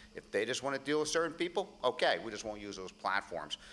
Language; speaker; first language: English; native; English